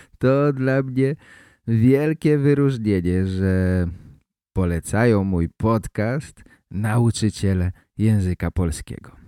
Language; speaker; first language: Polish; native; Polish